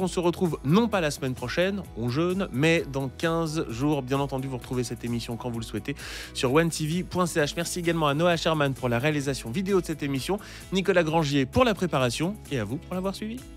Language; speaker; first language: French; native; French